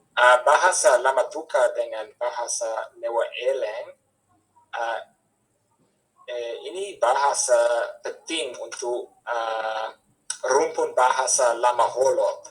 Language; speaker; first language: Indonesian; non-native, fluent; English